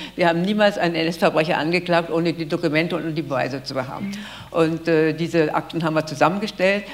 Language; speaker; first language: German; native; German